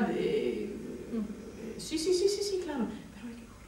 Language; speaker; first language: Spanish; non-native, fluent; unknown